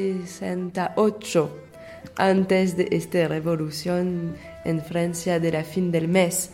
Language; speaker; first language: Spanish; non-native, learner; French